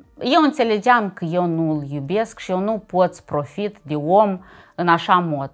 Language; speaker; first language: Romanian; native; Romanian